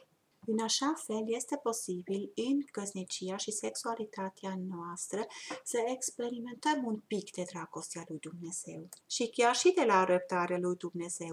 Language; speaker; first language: Romanian; non-native, fluent; German